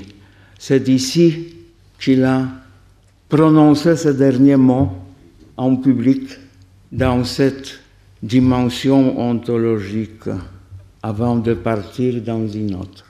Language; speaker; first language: French; non-native, fluent; Polish